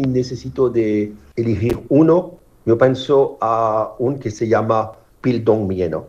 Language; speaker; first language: Spanish; non-native, fluent; French